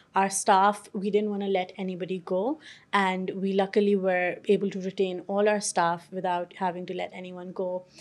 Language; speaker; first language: English; non-native, local second language; Urdu